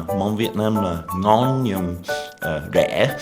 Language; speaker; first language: Vietnamese; non-native, learner; English